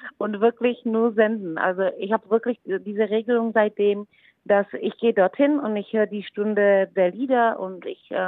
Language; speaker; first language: German; non-native, fluent; Czech